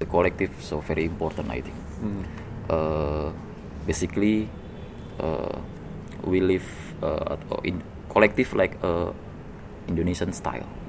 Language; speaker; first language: English; non-native, learner; Indonesian